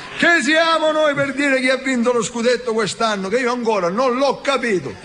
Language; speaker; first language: Italian; native; Italian